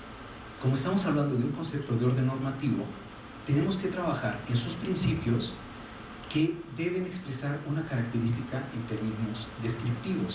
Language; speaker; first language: Spanish; native; Spanish